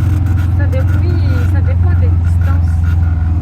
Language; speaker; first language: French; non-native, local second language; Malagasy